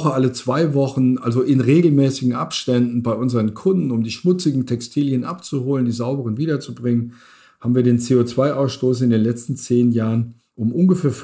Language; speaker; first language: German; native; German